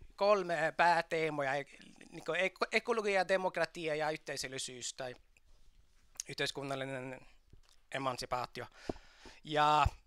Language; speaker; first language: Finnish; non-native, fluent; Swedish